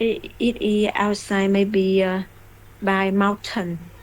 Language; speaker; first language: English; non-native, learner; Vietnamese